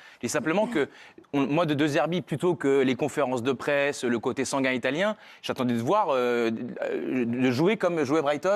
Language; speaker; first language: French; native; French